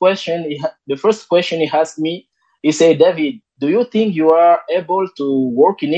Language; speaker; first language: English; non-native, learner; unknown